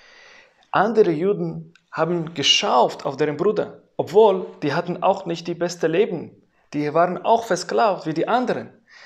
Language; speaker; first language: German; non-native, fluent; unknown